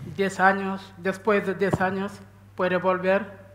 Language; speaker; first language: Spanish; non-native, learner; Wolof